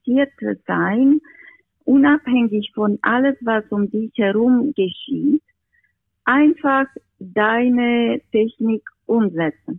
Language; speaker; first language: German; non-native, fluent; Romanian